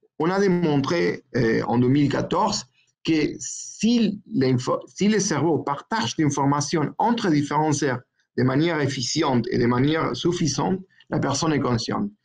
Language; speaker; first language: French; non-native, fluent; Spanish